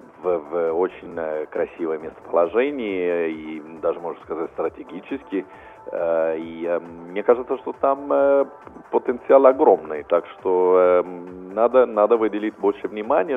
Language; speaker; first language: Russian; non-native, fluent; Italian